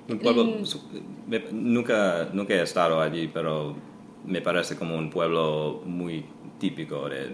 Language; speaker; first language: Spanish; non-native, fluent; English